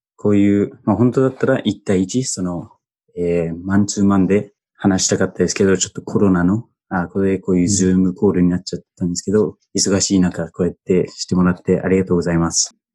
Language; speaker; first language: Japanese; early bilingual, heritage; Japanese